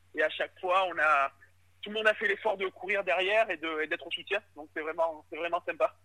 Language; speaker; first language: French; native; French